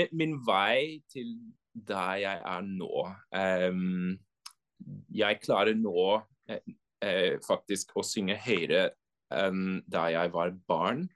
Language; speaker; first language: Norwegian; non-native, fluent; English